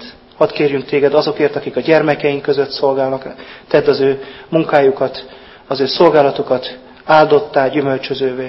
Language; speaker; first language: Hungarian; native; Hungarian